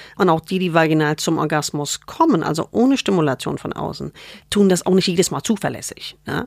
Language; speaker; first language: German; non-native, fluent; English